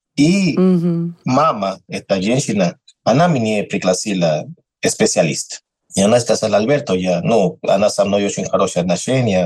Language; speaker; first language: Russian; non-native, learner; Spanish